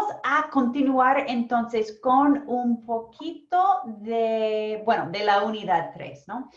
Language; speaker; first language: Spanish; non-native, fluent; English